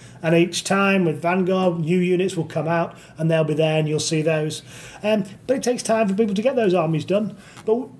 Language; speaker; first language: English; native; English